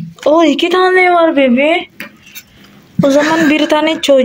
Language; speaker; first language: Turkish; non-native, learner; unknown